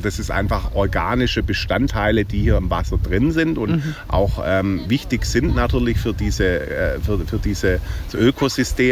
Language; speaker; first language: German; native; German